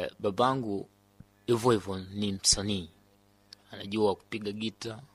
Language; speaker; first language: Swahili; non-native, local second language; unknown